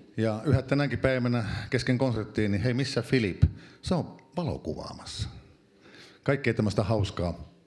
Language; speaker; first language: Finnish; native; Finnish